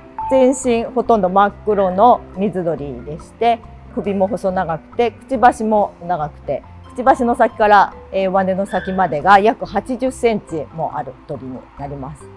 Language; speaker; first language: Japanese; native; Japanese